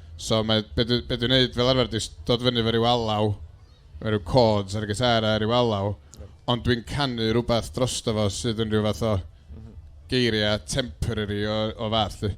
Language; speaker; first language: Welsh; native; Welsh